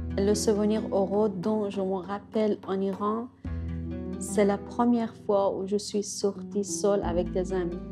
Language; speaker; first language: French; non-native, learner; Persian